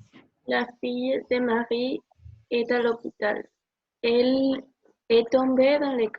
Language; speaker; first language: French; non-native, learner; Spanish